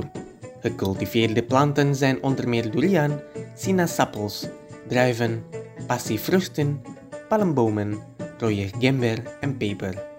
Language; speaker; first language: Dutch; non-native, fluent; Indonesian